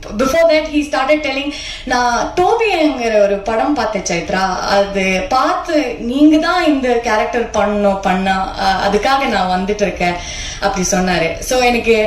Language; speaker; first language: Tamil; non-native, learner; Kannada